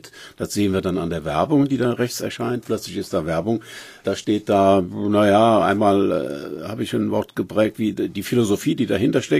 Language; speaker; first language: German; native; German